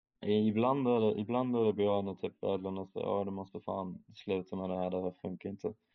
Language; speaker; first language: Swedish; early bilingual, other home language; German